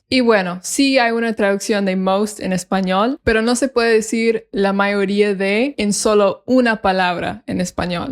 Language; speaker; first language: Spanish; non-native, fluent; English